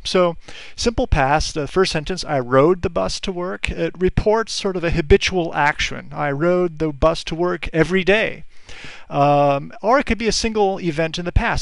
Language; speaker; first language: English; native; English